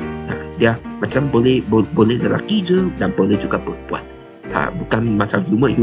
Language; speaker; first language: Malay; non-native, local second language; Chinese